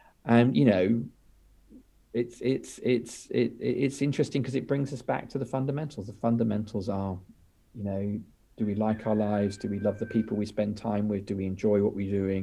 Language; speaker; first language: English; native; English